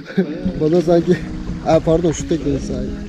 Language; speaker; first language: Turkish; native; Turkish